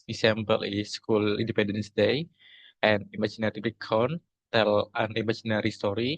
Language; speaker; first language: English; non-native, learner; Indonesian